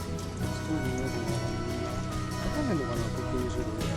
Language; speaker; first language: Japanese; native; Japanese